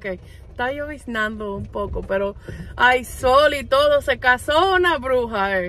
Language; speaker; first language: Spanish; non-native, fluent; English